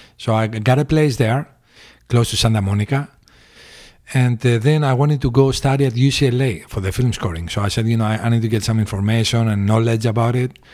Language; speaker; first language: English; early bilingual, other home language; Greek